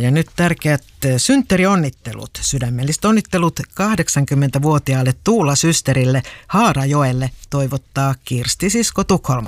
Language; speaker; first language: Finnish; native; Finnish